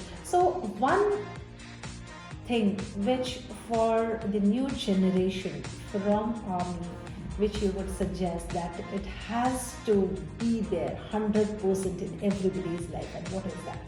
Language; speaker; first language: English; non-native, local second language; Hindi